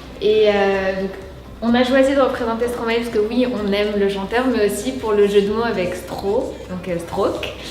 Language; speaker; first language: French; non-native, local second language; Arabic